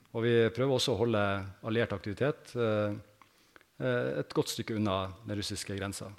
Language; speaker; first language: Norwegian; native; Norwegian